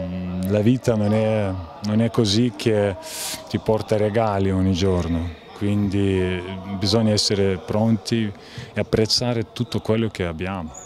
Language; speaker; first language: Italian; non-native, fluent; Lithuanian